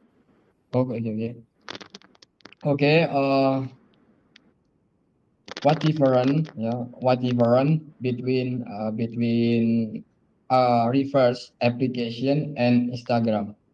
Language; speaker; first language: English; non-native, learner; Indonesian